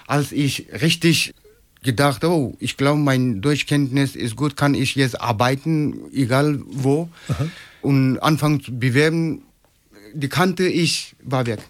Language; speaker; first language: German; non-native, fluent; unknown